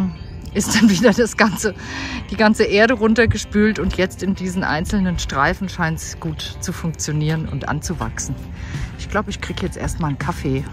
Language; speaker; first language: German; native; German